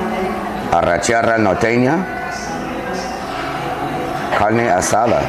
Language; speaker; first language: Spanish; non-native, learner; English